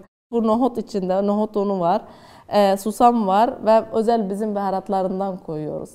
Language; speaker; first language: Turkish; non-native, learner; Arabic